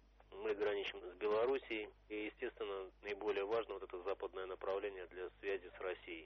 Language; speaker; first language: Russian; native; Russian